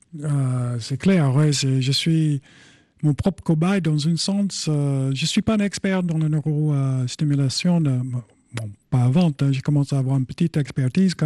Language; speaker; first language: French; non-native, fluent; English